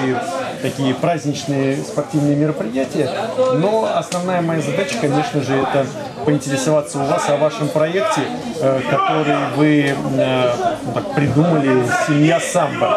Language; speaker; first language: Russian; native; Russian